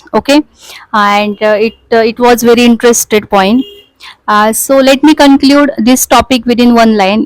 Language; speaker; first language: English; non-native, local second language; Marathi